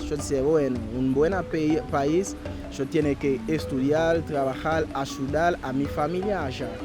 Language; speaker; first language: Spanish; non-native, learner; Haitian Creole